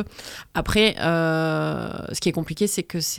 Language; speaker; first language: French; native; French